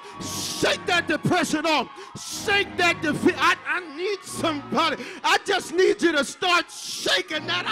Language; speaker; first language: English; native; English